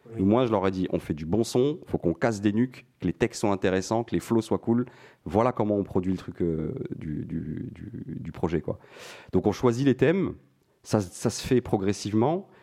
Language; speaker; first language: French; non-native, local second language; Arabic